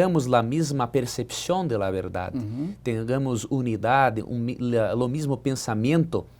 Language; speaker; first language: Spanish; non-native, learner; Portuguese